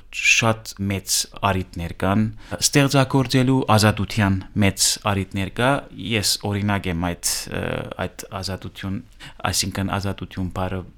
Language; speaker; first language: Armenian; early bilingual, heritage; Armenian